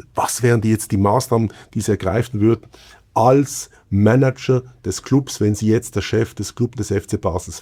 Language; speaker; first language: German; native; German